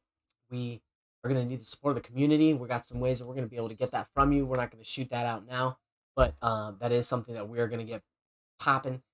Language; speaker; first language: English; native; English